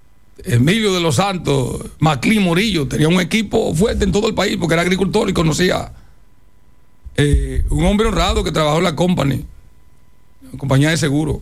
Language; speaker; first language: Spanish; native; Spanish